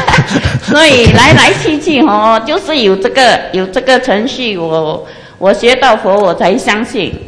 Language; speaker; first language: Chinese; non-native, local second language; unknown